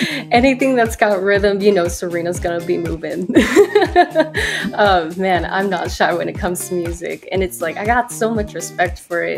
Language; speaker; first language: English; early bilingual, other home language; Spanish